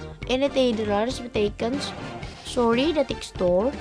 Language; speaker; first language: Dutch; non-native, fluent; Indonesian